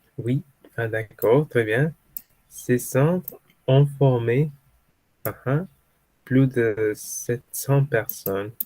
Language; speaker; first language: French; non-native, fluent; Spanish